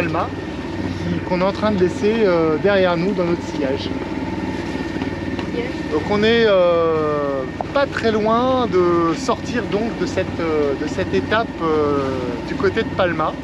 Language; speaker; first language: French; native; French